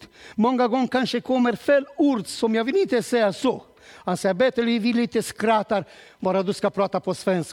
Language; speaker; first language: Swedish; non-native, learner; Romanian